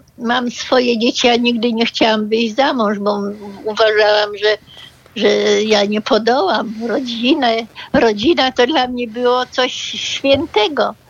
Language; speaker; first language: Polish; early bilingual, other home language; German